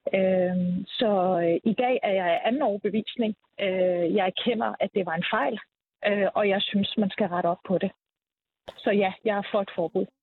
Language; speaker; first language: Danish; early bilingual, other home language; Arabic